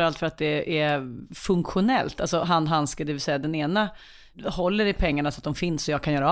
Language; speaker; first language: Swedish; native; Swedish